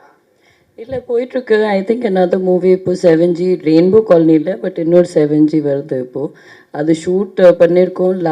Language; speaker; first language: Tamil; non-native, fluent; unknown